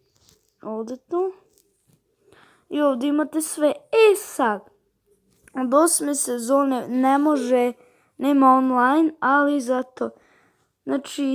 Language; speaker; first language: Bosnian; early bilingual, heritage; Croatian